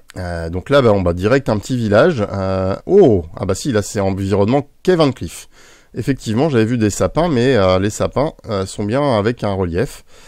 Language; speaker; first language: French; native; French